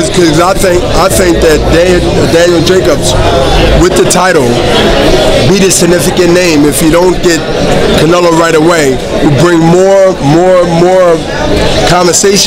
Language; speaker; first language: English; native; English